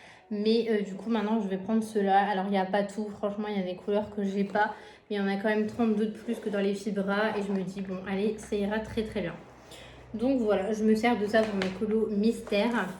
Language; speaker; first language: French; native; French